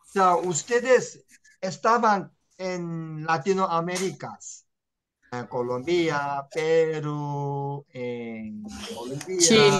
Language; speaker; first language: Spanish; non-native, learner; Korean